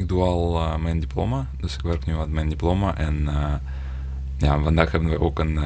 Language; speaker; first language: Dutch; non-native, fluent; Ukrainian